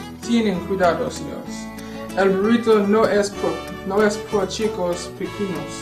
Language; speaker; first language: Spanish; non-native, learner; English